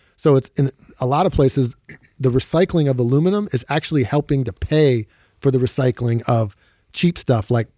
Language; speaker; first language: English; native; English